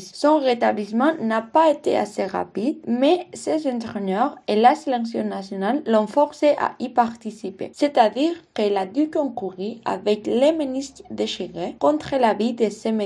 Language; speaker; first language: French; non-native, fluent; Spanish